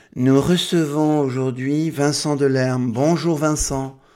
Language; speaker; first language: French; non-native, local second language; Spanish